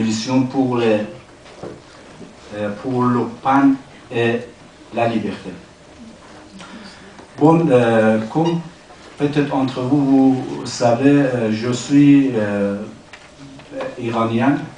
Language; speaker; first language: French; non-native, learner; Persian